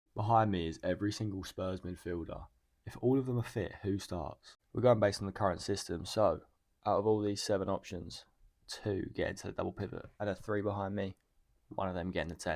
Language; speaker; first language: English; native; English